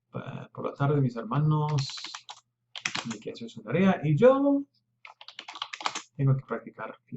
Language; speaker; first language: Spanish; non-native, fluent; English